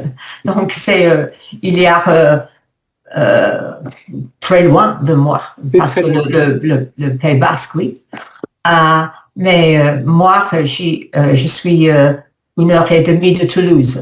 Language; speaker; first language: French; non-native, learner; English